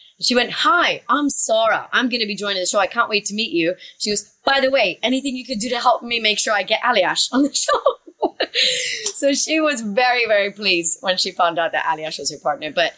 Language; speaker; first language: English; early bilingual, other home language; Spanish